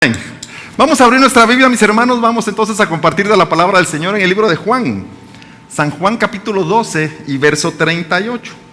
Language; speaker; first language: Spanish; native; Spanish